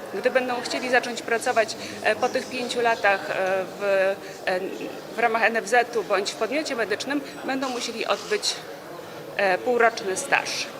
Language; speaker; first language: Polish; native; Polish